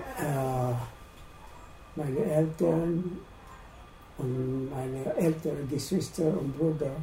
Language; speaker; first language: German; non-native, fluent; Filipino